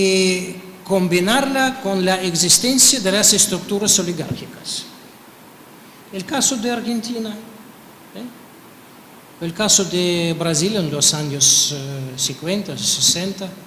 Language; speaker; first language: Spanish; non-native, fluent; Russian